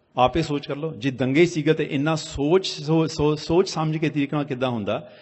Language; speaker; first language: Punjabi; early bilingual, heritage; Punjabi